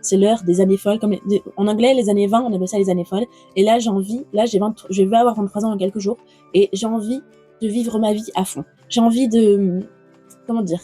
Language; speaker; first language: French; native; French